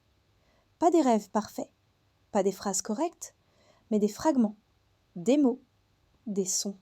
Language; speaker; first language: French; non-native, fluent; Hindi